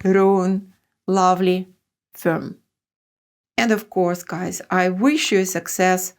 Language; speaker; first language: English; non-native, fluent; Russian